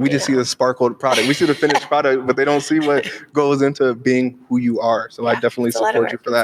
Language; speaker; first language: English; native; English